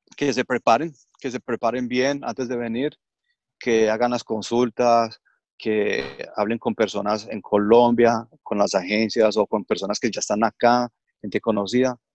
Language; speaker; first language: Spanish; early bilingual, heritage; English